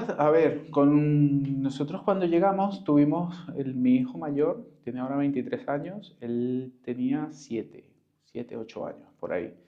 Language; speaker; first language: Spanish; native; Spanish